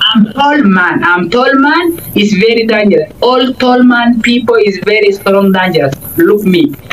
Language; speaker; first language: English; non-native, learner; Oromo